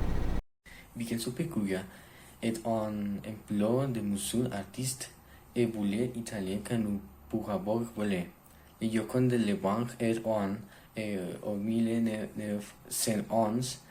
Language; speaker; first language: French; non-native, learner; Spanish